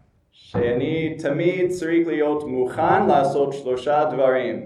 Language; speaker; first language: Hebrew; non-native, fluent; English